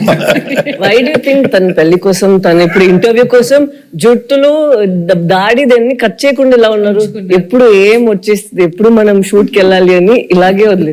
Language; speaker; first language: Telugu; non-native, fluent; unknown